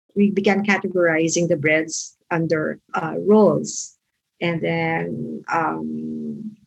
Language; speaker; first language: English; non-native, local second language; Filipino